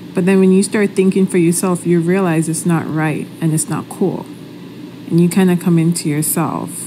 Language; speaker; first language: English; native; English